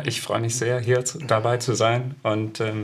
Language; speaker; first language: German; non-native, fluent; English